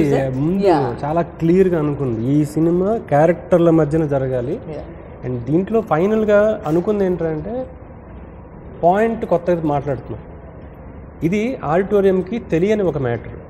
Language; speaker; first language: Telugu; native; Telugu